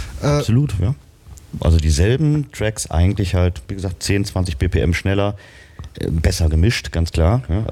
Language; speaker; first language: German; native; German